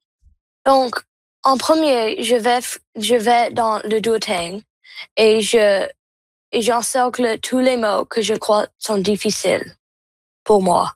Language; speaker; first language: French; non-native, local second language; English